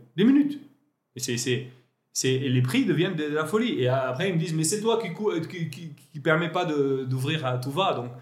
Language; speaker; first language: French; non-native, local second language; Arabic